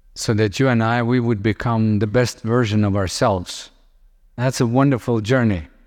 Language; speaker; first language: English; non-native, fluent; Lithuanian